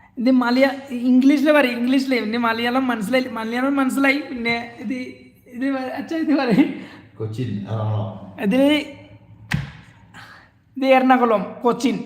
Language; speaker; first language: Malayalam; non-native, learner; Bangla